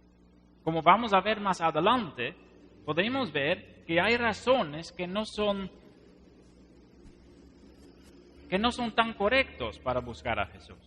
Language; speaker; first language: Spanish; non-native, fluent; Dutch